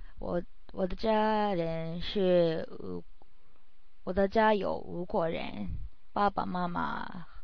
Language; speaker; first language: Chinese; non-native, learner; Japanese